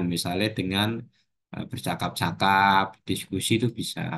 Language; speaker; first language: Indonesian; non-native, local second language; Javanese